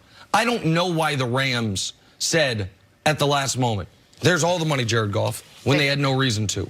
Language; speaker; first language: English; native; English